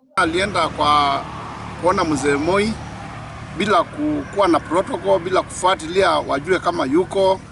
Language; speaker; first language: Swahili; non-native, local second language; Kamba